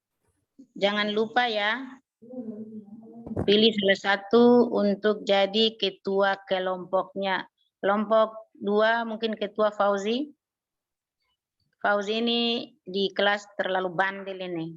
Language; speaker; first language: Indonesian; native; Indonesian